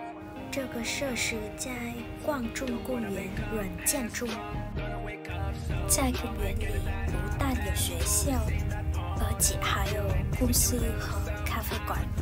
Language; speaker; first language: Chinese; non-native, learner; Vietnamese